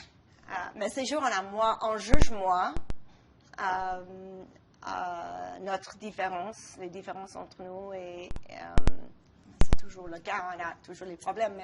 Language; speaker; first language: French; non-native, local second language; English